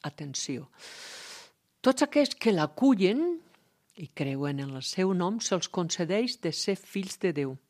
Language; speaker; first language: Catalan; native; Catalan